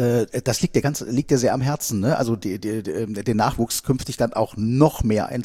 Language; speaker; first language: German; native; German